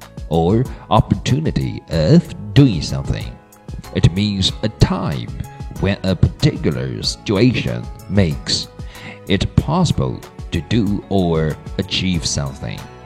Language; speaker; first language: English; non-native, fluent; Chinese